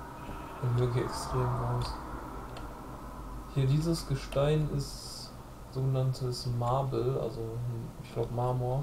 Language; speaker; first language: German; native; German